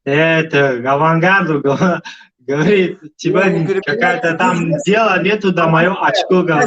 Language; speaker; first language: Russian; non-native, local second language; Tajik